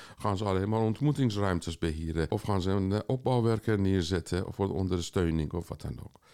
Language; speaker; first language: Dutch; non-native, fluent; Persian